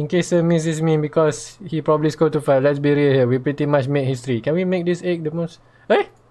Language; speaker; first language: English; non-native, local second language; Malay